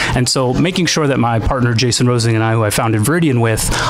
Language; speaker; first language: English; native; English